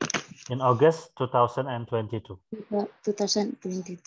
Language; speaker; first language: English; non-native, fluent; Indonesian